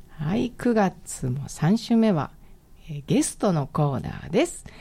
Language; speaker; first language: Japanese; native; Japanese